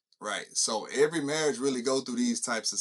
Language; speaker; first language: English; native; English